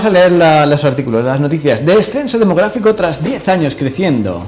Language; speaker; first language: Spanish; native; Spanish